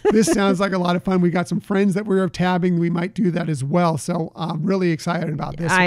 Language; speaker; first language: English; native; English